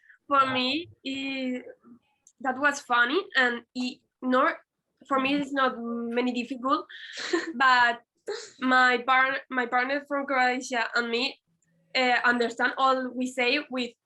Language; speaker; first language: English; non-native, learner; Spanish